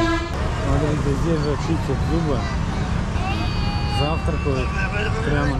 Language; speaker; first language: Russian; native; Russian